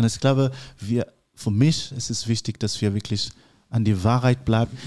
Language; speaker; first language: German; non-native, learner; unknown